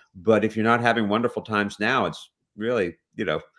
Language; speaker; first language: English; native; English